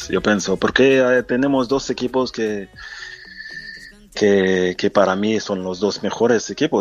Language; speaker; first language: Spanish; non-native, fluent; French